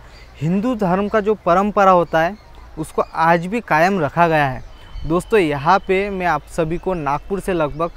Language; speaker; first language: Hindi; non-native, local second language; Marathi